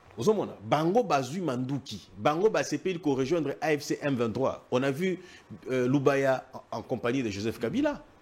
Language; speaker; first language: Lingala; non-native, local second language; Luba-Lulua